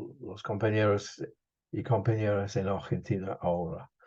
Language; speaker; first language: Spanish; non-native, fluent; English